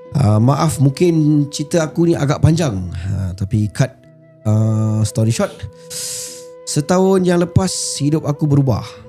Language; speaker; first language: Malay; native; Malay